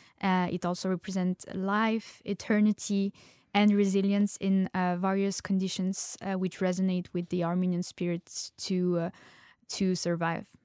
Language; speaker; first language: English; non-native, fluent; Armenian